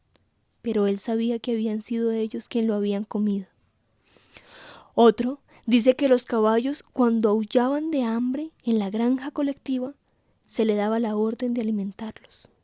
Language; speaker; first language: Spanish; native; Spanish